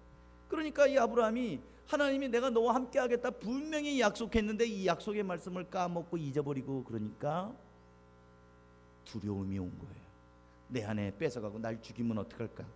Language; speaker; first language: Korean; native; Korean